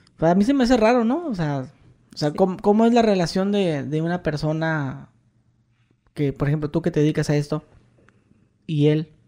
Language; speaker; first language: Spanish; native; Spanish